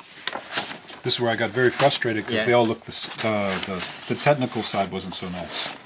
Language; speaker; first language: English; native; English